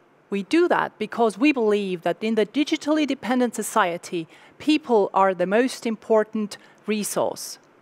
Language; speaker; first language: English; non-native, fluent; Estonian